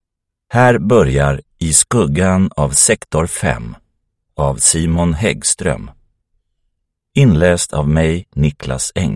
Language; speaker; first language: Swedish; native; Swedish